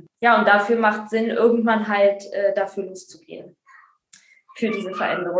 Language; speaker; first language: German; native; German